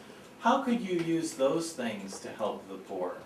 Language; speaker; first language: English; native; English